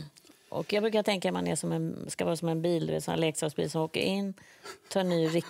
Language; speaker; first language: Swedish; native; Swedish